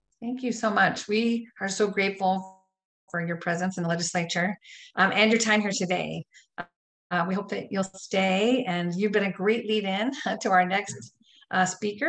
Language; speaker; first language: English; native; English